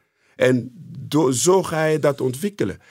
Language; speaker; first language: Dutch; non-native, fluent; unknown